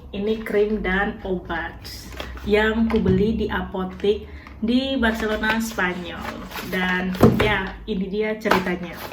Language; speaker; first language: Indonesian; native; Indonesian